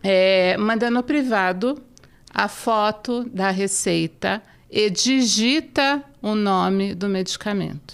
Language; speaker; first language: Portuguese; native; Portuguese